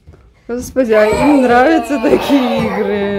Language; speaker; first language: Russian; native; Russian